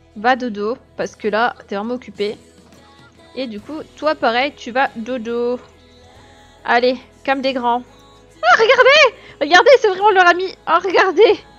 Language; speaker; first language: French; native; French